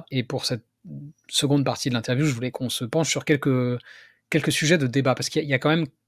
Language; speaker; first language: French; native; French